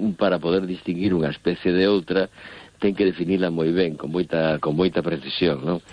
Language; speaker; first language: Galician; native; Galician